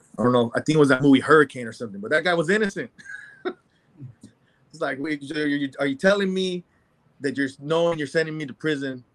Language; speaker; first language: English; native; English